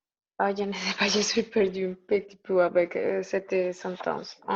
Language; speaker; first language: French; non-native, learner; Spanish